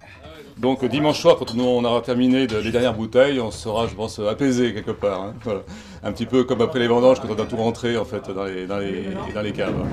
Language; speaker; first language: French; native; French